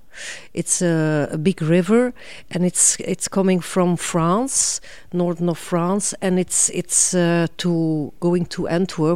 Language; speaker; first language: English; non-native, fluent; Dutch